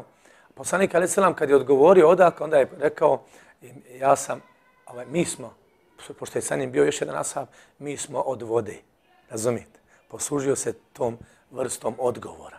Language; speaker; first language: Serbian; native; Serbian